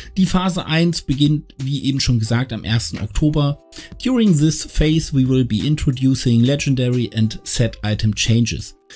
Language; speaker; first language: German; native; German